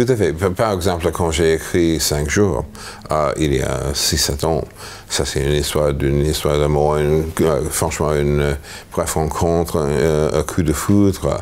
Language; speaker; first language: French; non-native, fluent; English